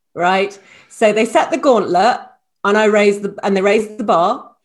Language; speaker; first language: English; native; English